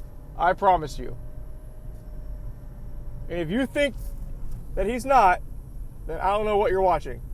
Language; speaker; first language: English; native; English